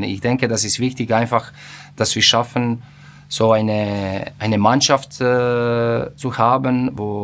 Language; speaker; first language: German; non-native, fluent; Croatian